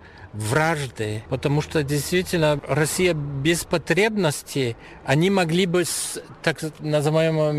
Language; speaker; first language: Russian; non-native, fluent; German